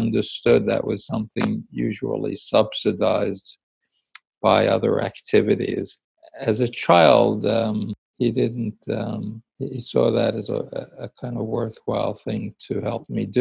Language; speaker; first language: English; native; English